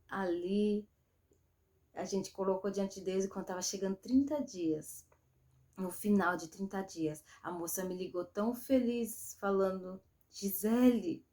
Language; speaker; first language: Portuguese; native; Portuguese